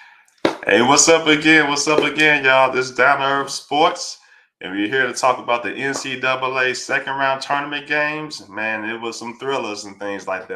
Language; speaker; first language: English; native; English